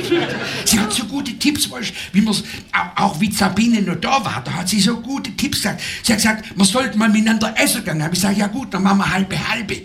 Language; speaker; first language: German; native; German